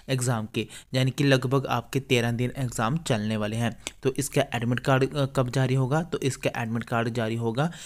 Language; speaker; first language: Hindi; native; Hindi